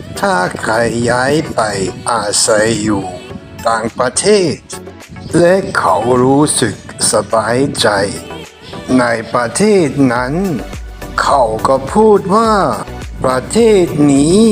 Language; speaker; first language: Thai; non-native, fluent; German